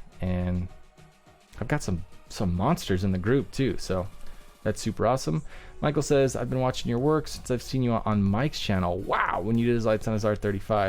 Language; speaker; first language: English; native; English